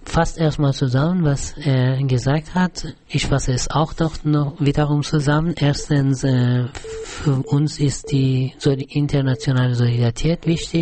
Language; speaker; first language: German; non-native, fluent; Persian